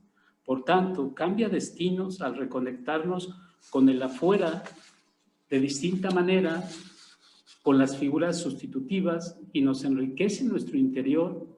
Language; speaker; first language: Spanish; native; Spanish